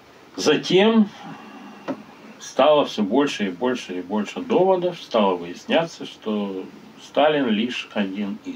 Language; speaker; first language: Russian; native; Russian